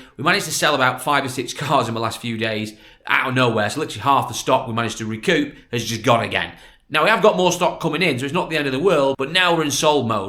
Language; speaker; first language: English; native; English